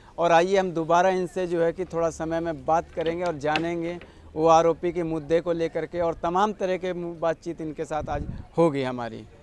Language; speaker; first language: Hindi; native; Hindi